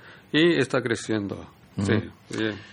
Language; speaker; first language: Spanish; non-native, learner; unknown